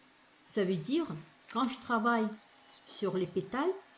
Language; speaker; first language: French; non-native, fluent; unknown